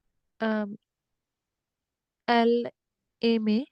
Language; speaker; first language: French; non-native, learner; English